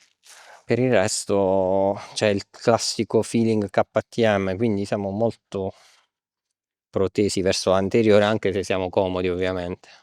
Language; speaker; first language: Italian; native; Italian